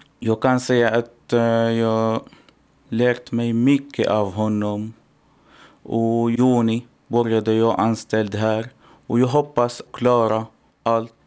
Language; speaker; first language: Swedish; non-native, learner; Arabic